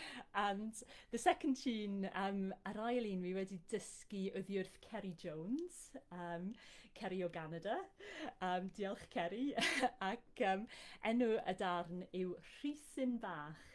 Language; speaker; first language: Welsh; non-native, fluent; English